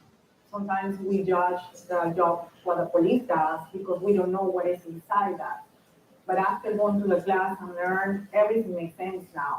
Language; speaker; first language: English; non-native, local second language; Spanish